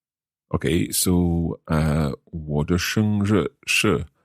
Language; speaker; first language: Chinese; non-native, learner; English